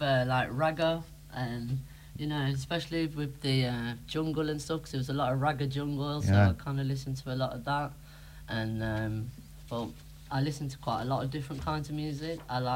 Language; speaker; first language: English; native; English